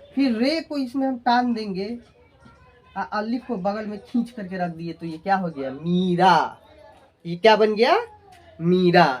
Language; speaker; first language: Hindi; native; Hindi